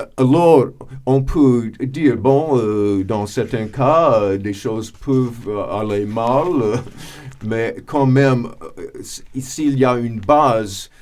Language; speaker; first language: French; non-native, fluent; English